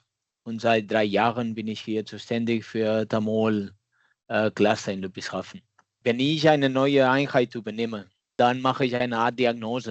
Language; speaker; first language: German; non-native, fluent; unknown